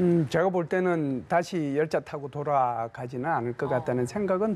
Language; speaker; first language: Korean; native; Korean